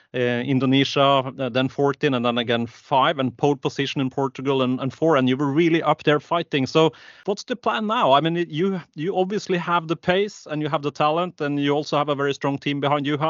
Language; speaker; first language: English; non-native, fluent; Norwegian